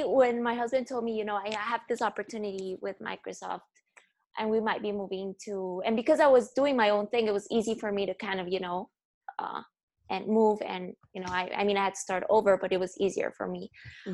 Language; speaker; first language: English; non-native, fluent; Spanish